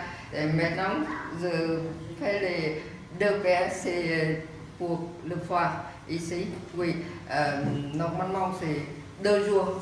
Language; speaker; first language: French; non-native, learner; Vietnamese